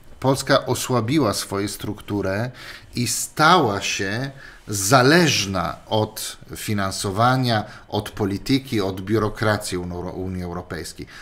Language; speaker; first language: Polish; non-native, fluent; Italian